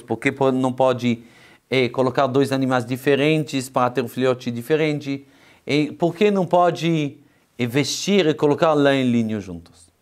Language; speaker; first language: Portuguese; non-native, fluent; Hebrew